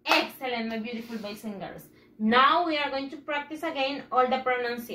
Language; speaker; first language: English; non-native, fluent; Spanish